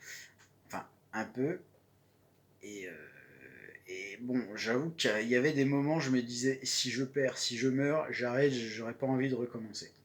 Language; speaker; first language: French; native; French